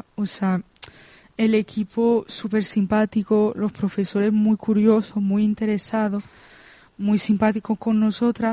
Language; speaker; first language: Spanish; non-native, fluent; French